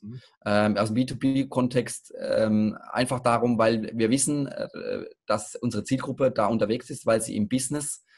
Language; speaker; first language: German; native; German